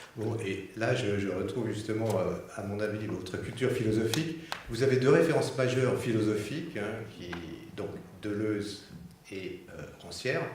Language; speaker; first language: French; native; French